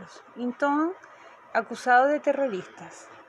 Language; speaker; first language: Portuguese; non-native, fluent; Spanish